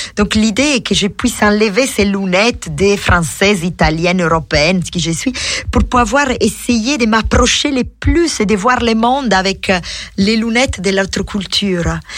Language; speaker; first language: French; non-native, fluent; Italian